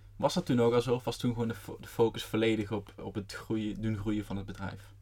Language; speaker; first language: Dutch; native; Dutch